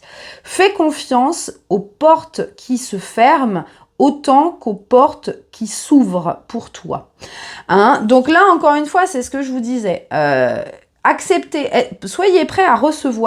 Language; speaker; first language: French; native; French